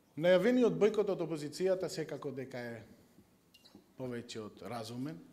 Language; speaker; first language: Macedonian; non-native, local second language; Albanian